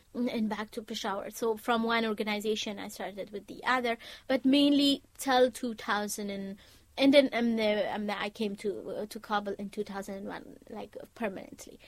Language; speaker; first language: English; non-native, fluent; Persian